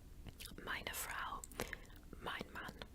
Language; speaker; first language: German; non-native, learner; English